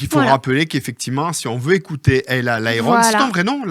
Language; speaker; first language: French; native; French